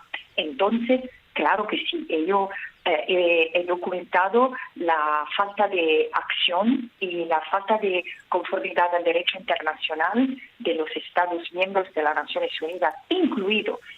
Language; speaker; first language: Spanish; non-native, fluent; Italian